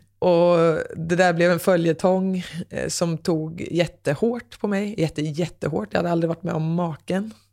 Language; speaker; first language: Swedish; native; Swedish